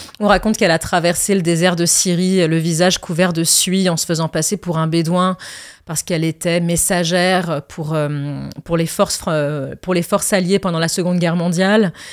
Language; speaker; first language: French; early bilingual, other home language; Arabic